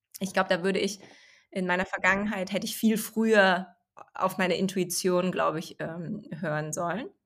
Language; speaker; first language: German; early bilingual, other home language; Chinese